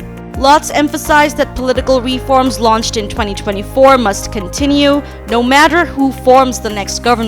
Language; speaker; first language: English; non-native, local second language; Bangla